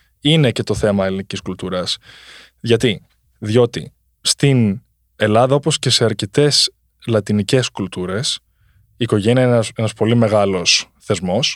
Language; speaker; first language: Greek; early bilingual, heritage; Greek